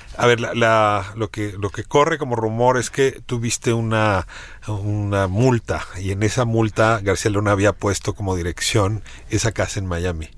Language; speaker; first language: Spanish; native; Spanish